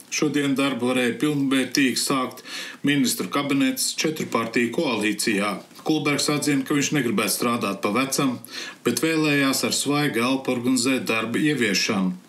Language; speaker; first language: Latvian; early bilingual, heritage; Latvian